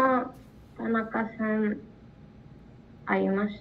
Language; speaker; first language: Japanese; non-native, learner; Spanish